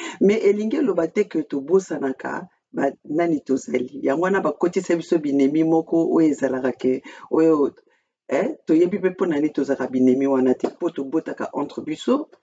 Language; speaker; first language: Lingala; native; Lingala